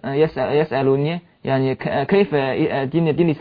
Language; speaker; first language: Arabic; non-native, learner; Chinese